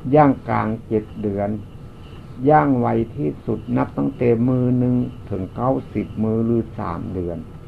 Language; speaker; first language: Thai; native; Thai